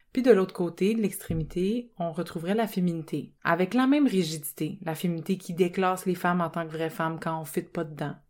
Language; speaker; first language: French; native; French